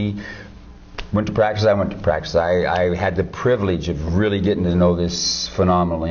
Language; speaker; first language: English; native; English